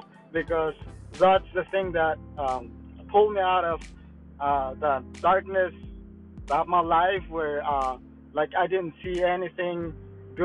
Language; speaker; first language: English; non-native, fluent; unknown